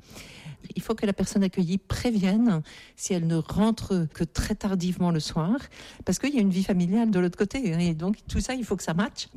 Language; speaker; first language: French; native; French